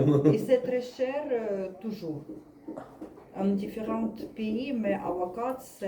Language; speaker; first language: French; non-native, learner; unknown